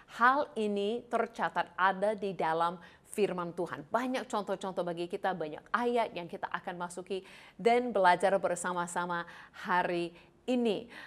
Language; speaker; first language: Indonesian; non-native, fluent; English